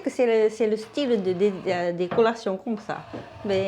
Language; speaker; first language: French; non-native, learner; Japanese